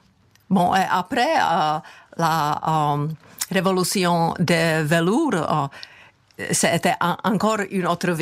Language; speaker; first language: French; non-native, fluent; Czech